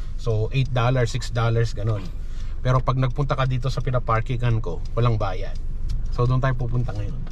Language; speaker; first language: Filipino; native; Filipino